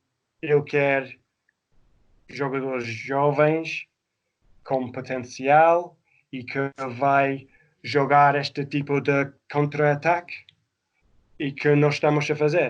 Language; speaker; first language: Portuguese; non-native, fluent; English